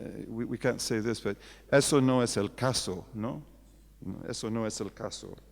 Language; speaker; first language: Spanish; non-native, fluent; English